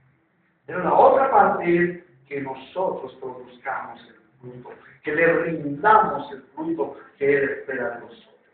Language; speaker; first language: Spanish; native; Spanish